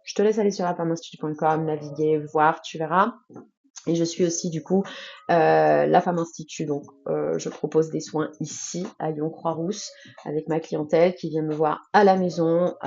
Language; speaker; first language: French; native; French